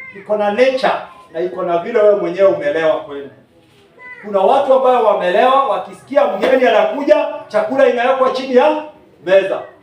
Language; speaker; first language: Swahili; non-native, local second language; Kikuyu